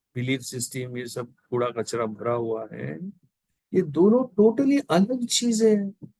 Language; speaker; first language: Hindi; non-native, local second language; Marathi